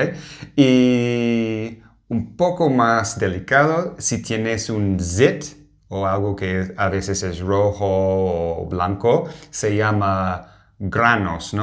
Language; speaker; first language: Spanish; non-native, fluent; English